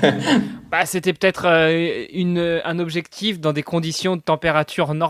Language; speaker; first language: French; native; French